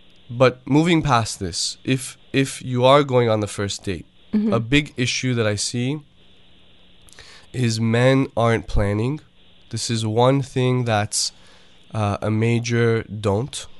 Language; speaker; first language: English; early bilingual, other home language; Persian